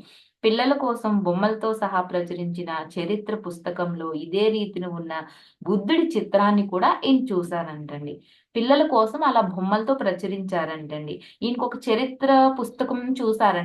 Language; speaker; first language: Telugu; native; Telugu